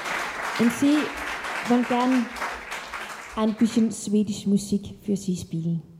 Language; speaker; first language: German; non-native, learner; Danish